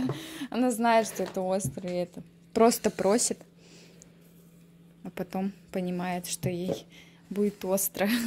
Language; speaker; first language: Russian; native; Russian